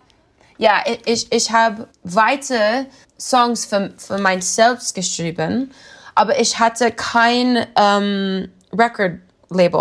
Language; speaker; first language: German; non-native, learner; English